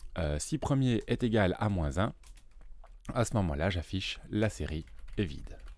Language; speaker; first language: French; native; French